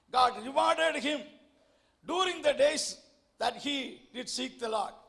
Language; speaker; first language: English; non-native, local second language; Tamil